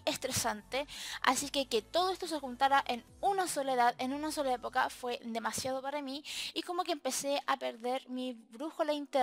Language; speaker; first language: Spanish; native; Spanish